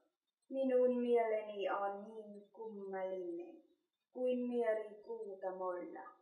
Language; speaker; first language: Finnish; non-native, learner; Vietnamese